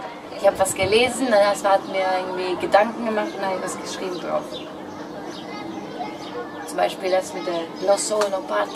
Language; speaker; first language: German; non-native, fluent; Greek